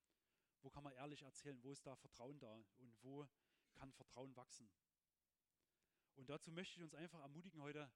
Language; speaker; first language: German; native; German